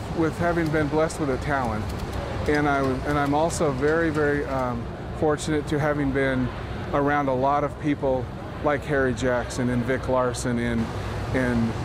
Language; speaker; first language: English; native; English